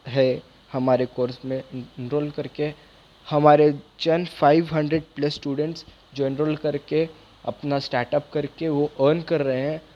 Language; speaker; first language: Hindi; non-native, local second language; Urdu